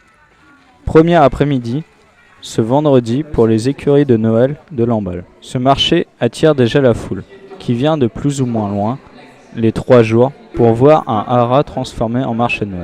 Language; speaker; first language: French; native; French